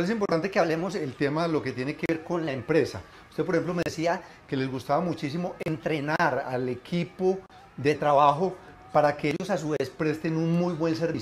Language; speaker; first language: Spanish; native; Spanish